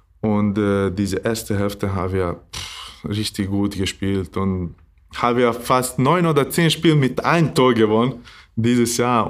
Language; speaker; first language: German; non-native, learner; Bosnian